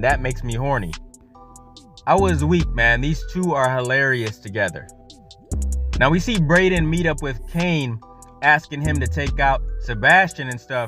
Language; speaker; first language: English; native; English